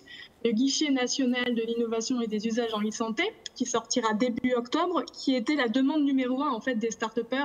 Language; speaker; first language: French; native; French